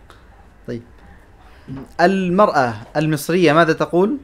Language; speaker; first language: Arabic; non-native, fluent; Bangla